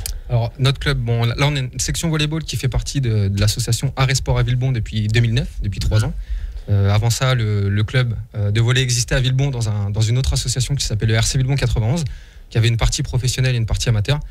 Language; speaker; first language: French; native; French